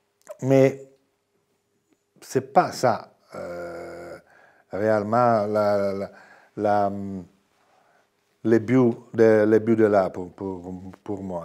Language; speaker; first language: French; non-native, fluent; Italian